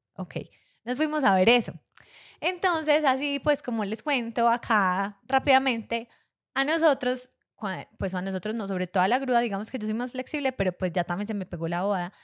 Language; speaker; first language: Spanish; native; Spanish